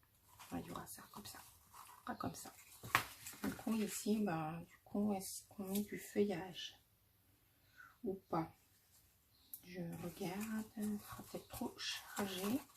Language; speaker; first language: French; native; French